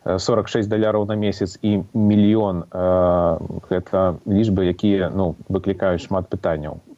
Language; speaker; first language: Belarusian; non-native, local second language; Russian